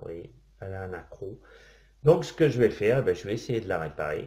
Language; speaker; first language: French; native; French